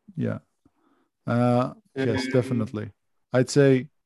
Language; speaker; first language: English; non-native, fluent; Hebrew